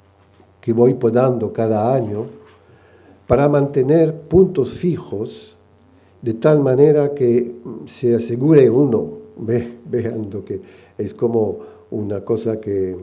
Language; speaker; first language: Spanish; non-native, fluent; French